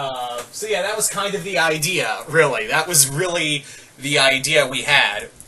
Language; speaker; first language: English; native; English